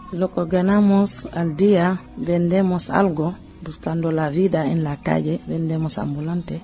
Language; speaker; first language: Spanish; non-native, learner; Wolof